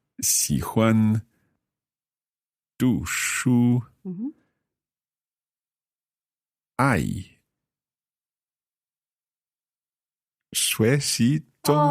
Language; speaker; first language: Chinese; non-native, learner; English